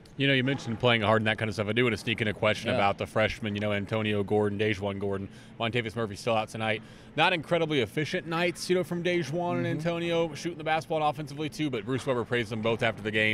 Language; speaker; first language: English; native; English